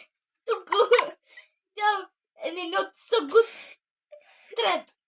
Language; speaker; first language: English; non-native, learner; Czech